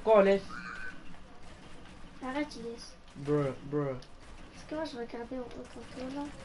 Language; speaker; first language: French; native; French